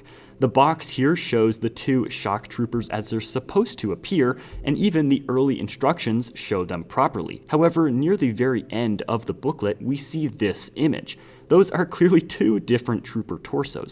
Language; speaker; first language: English; native; English